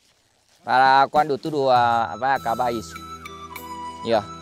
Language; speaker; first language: Portuguese; non-native, learner; Vietnamese